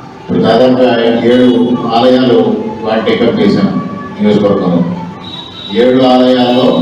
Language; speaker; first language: Telugu; native; Telugu